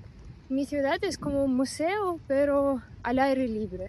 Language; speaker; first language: Spanish; non-native, fluent; Russian